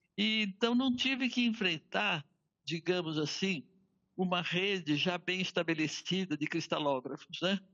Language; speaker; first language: Portuguese; native; Portuguese